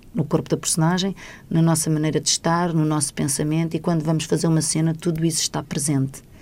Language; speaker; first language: Portuguese; native; Portuguese